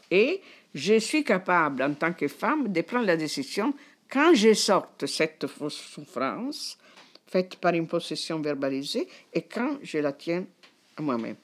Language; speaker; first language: French; non-native, fluent; Italian